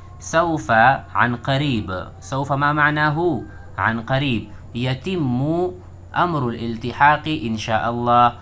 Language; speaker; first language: Arabic; non-native, fluent; Urdu